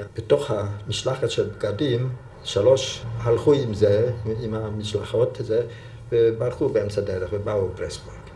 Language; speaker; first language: Hebrew; non-native, fluent; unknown